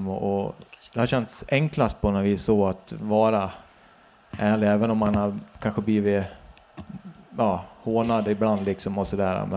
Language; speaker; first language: Swedish; native; Swedish